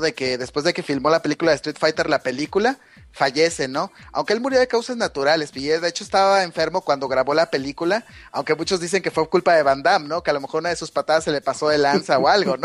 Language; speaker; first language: Spanish; native; Spanish